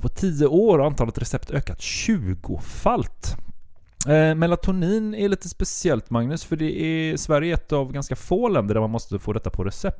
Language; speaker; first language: Swedish; native; Swedish